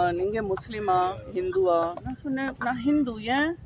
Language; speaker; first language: Tamil; non-native, learner; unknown